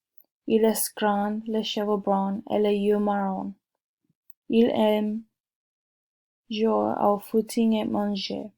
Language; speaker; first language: French; non-native, learner; English